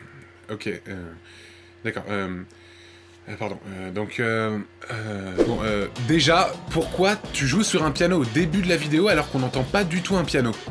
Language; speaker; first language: French; native; French